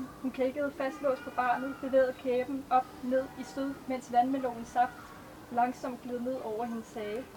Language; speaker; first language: Danish; native; Danish